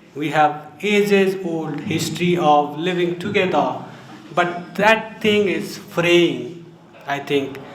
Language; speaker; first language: English; non-native, local second language; Nepali